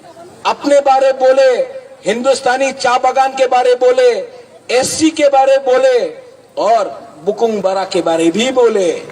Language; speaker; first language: Hindi; non-native, local second language; Kok Borok